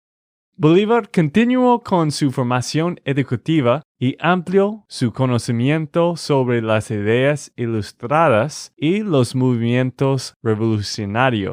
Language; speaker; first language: Spanish; non-native, fluent; English